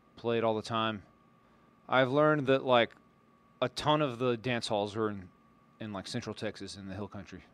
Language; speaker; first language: English; native; English